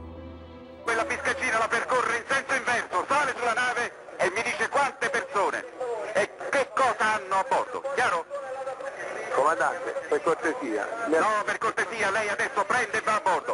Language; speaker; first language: Italian; native; Italian